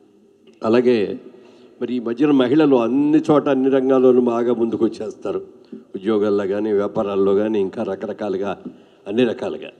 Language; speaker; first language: Telugu; native; Telugu